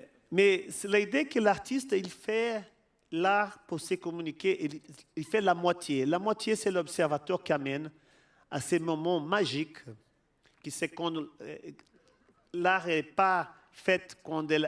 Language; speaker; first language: French; non-native, fluent; Portuguese